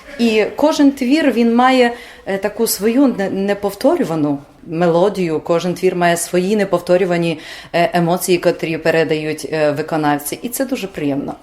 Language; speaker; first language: Ukrainian; native; Ukrainian